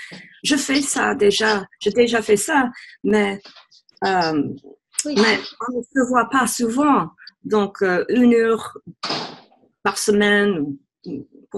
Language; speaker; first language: French; non-native, fluent; English